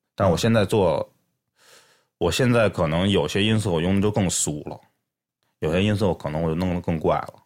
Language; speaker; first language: Chinese; native; Chinese